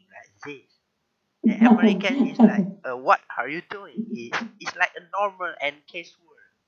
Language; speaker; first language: English; non-native, learner; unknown